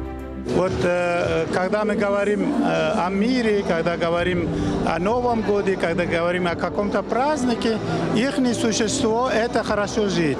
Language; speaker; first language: Russian; non-native, fluent; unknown